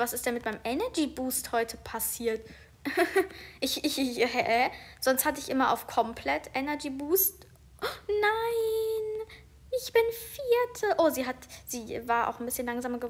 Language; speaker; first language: German; native; German